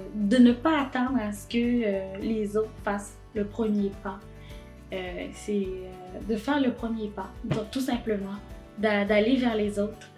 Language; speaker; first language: French; non-native, local second language; Haitian Creole